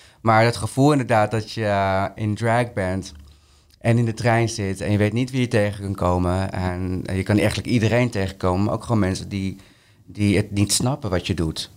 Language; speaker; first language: Dutch; early bilingual, other home language; Spanish